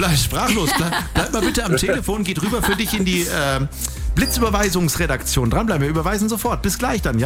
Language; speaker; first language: German; native; German